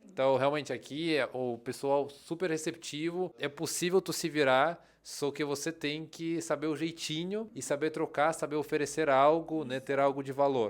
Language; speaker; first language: Portuguese; non-native, fluent; Russian